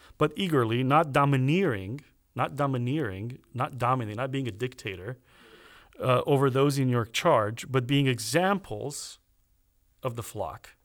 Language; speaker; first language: English; early bilingual, other home language; Romanian